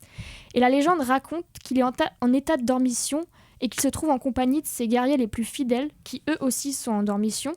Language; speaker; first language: French; native; French